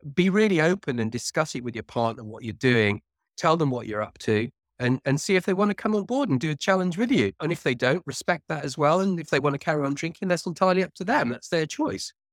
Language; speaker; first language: English; native; English